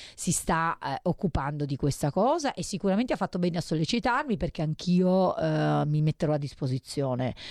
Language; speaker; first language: Italian; native; Italian